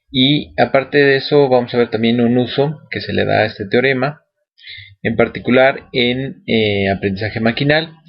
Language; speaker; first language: Spanish; native; Spanish